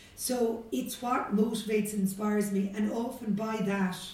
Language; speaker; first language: English; native; English